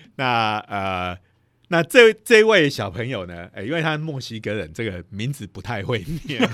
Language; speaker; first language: Chinese; non-native, local second language; Min Nan Chinese